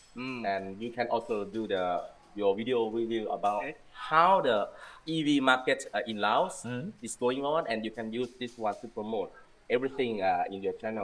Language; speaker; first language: English; non-native, fluent; Lao